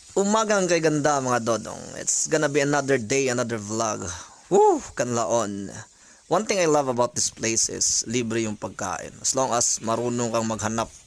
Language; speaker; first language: Filipino; non-native, local second language; Cebuano